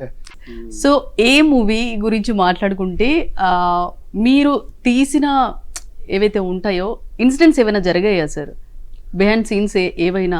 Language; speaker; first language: Telugu; native; Telugu